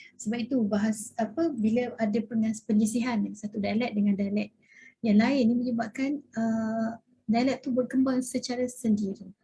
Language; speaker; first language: Malay; native; Malay